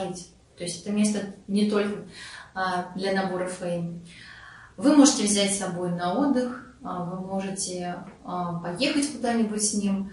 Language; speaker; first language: Russian; native; Russian